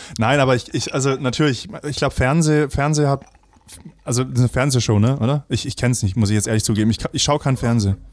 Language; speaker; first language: German; native; German